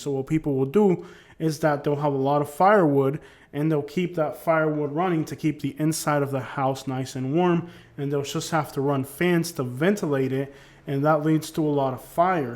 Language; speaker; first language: English; native; English